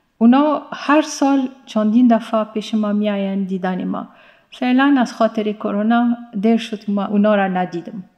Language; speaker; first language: Persian; non-native, fluent; Arabic